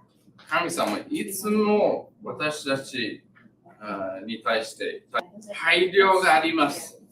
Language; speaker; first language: Japanese; non-native, learner; English